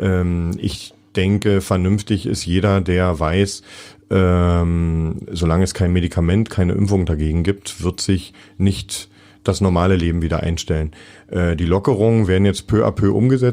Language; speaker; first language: German; native; German